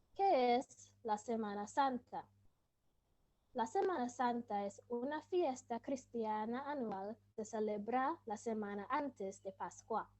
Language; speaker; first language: Spanish; non-native, learner; English